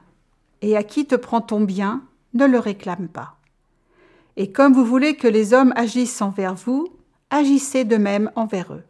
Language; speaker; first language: French; native; French